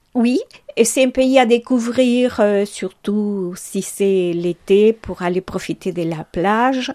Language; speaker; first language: French; non-native, fluent; Spanish